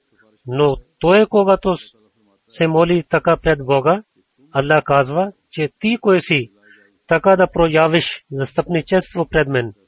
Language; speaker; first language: Bulgarian; non-native, learner; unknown